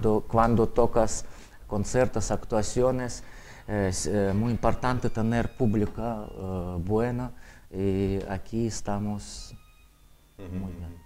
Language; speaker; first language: Spanish; non-native, learner; Russian